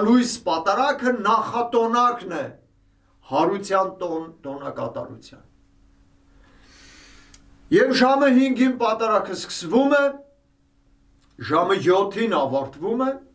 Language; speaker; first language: Armenian; native; Armenian